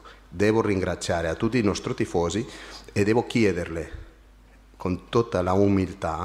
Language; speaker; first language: Italian; non-native, fluent; Spanish